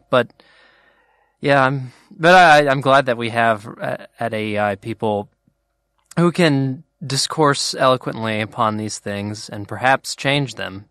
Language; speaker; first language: English; native; English